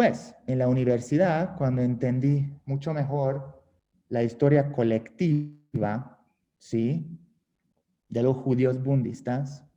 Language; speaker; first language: Spanish; non-native, fluent; Hungarian